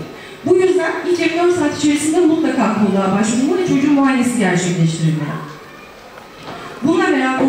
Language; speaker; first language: Turkish; native; Turkish